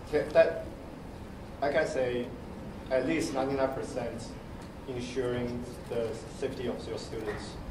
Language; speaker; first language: English; non-native, fluent; Chinese